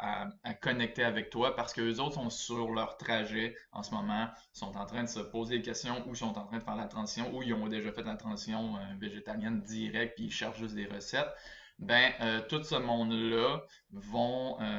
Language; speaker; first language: French; native; French